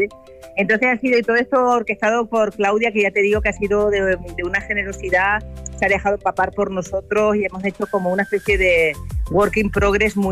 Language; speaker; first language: Spanish; native; Spanish